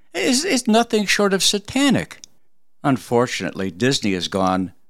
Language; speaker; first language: English; early bilingual, other home language; Polish